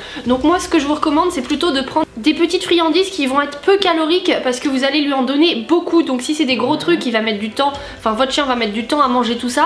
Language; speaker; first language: French; native; French